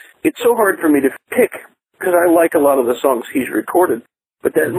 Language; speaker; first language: English; non-native, local second language; Filipino